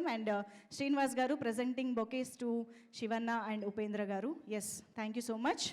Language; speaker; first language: Telugu; native; Telugu